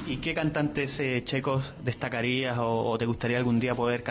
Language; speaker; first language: Spanish; native; Spanish